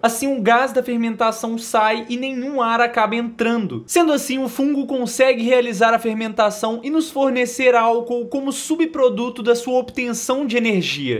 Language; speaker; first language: Portuguese; native; Portuguese